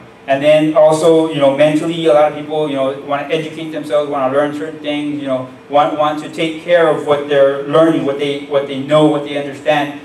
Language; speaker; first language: English; native; English